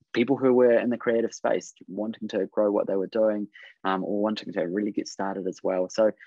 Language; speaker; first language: English; native; English